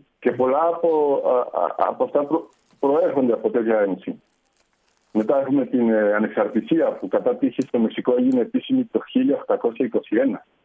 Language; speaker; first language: Greek; non-native, fluent; Spanish